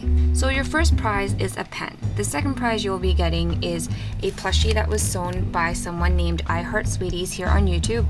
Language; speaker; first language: English; native; English